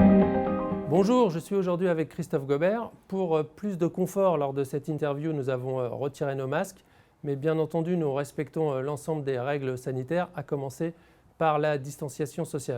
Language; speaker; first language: French; native; French